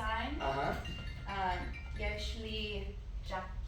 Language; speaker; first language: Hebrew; non-native, learner; English